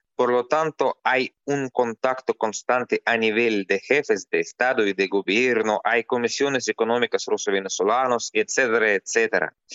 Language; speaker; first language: Spanish; non-native, fluent; Russian